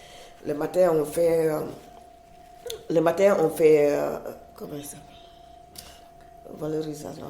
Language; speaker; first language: French; non-native, learner; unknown